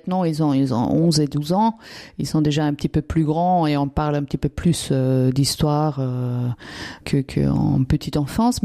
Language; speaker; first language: French; non-native, fluent; German